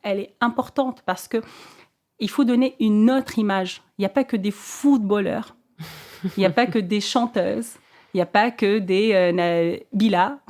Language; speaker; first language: French; non-native, local second language; Arabic